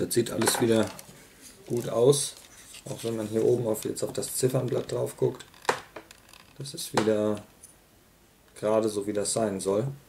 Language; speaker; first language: German; native; German